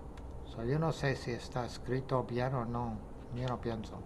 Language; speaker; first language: Spanish; non-native, fluent; English